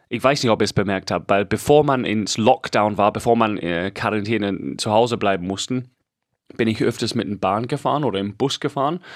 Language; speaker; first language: German; non-native, fluent; English